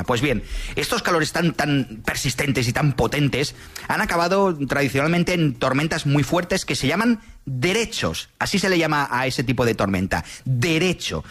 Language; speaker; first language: Spanish; native; Spanish